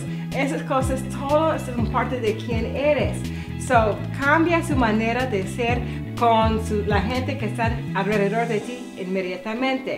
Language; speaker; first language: Spanish; non-native, learner; English